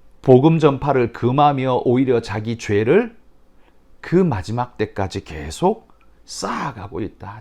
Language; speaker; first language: Korean; native; Korean